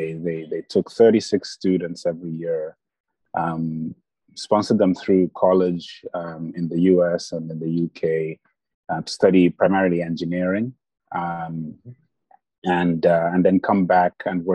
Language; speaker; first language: English; non-native, local second language; Bemba